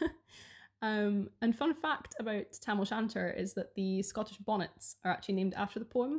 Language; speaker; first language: English; early bilingual, other home language; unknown